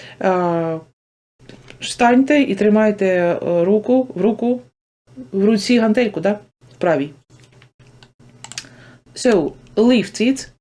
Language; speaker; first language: Ukrainian; native; Ukrainian